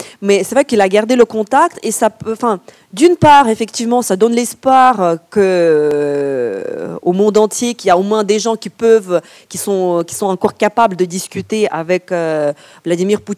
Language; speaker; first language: French; non-native, fluent; Ukrainian